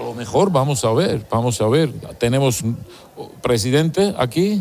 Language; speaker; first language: Spanish; non-native, learner; Georgian